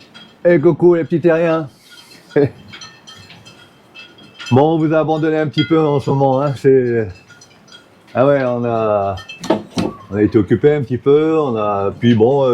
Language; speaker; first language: French; native; French